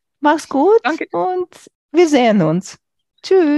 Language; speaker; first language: German; non-native, fluent; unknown